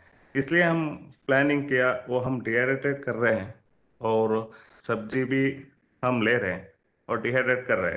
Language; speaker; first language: Hindi; non-native, local second language; Kannada